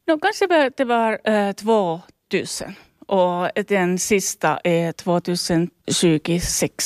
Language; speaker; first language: Swedish; non-native, learner; Finnish